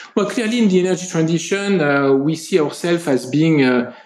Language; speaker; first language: English; non-native, fluent; French